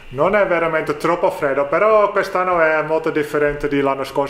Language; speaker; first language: Italian; non-native, learner; Dutch